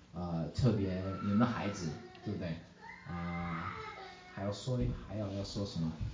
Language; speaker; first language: Chinese; early bilingual, heritage; English